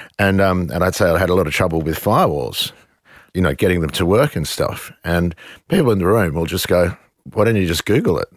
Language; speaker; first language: English; native; English